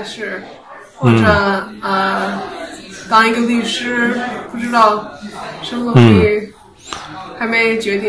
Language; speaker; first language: Chinese; early bilingual, heritage; Chinese